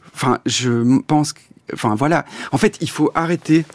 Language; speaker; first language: French; native; French